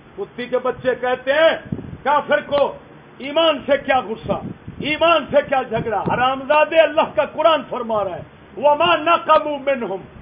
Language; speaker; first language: Urdu; non-native, local second language; Punjabi